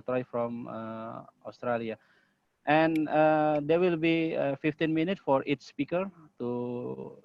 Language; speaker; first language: English; non-native, learner; Indonesian